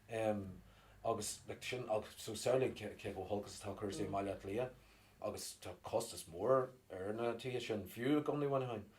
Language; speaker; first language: Irish; non-native, local second language; English